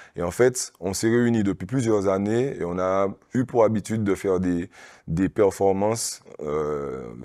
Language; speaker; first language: French; native; French